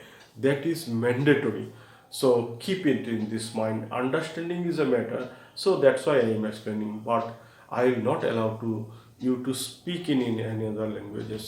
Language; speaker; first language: English; non-native, local second language; Bangla